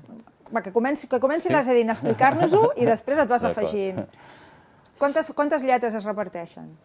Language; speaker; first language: Catalan; native; Catalan